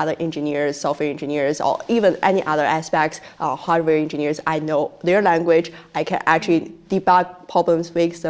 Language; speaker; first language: English; non-native, fluent; Chinese